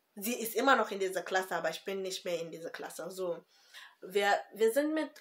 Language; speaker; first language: German; non-native, learner; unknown